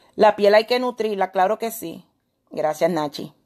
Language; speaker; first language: Spanish; native; Spanish